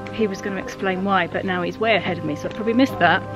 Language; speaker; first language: English; native; English